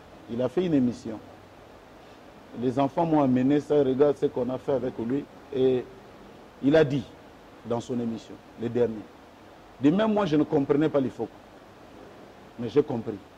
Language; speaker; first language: French; non-native, local second language; Lingala